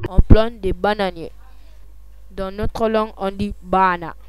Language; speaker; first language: French; non-native, local second language; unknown